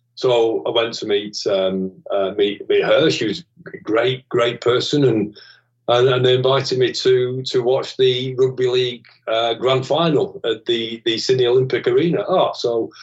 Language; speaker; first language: English; native; English